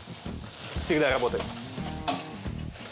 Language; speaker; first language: Russian; native; Russian